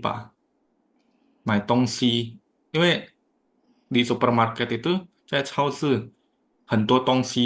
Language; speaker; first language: Chinese; non-native, fluent; Indonesian